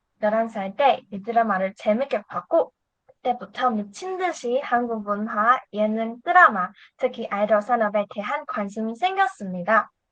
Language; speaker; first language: Korean; non-native, fluent; Chinese